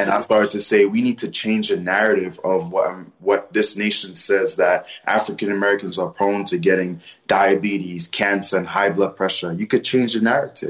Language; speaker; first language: English; native; English